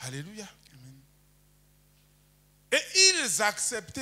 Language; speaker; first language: French; native; French